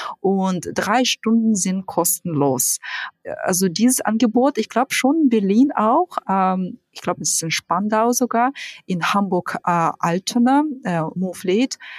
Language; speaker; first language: German; non-native, fluent; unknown